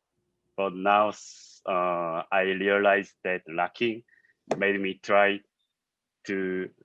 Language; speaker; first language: English; non-native, learner; Korean